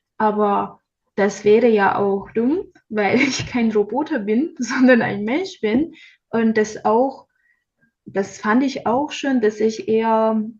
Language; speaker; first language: German; non-native, learner; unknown